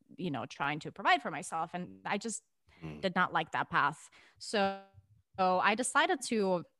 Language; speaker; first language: English; non-native, fluent; Russian